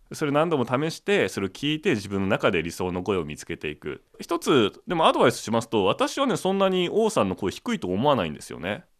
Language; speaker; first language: Japanese; native; Japanese